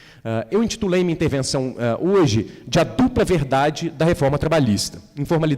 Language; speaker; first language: Portuguese; native; Portuguese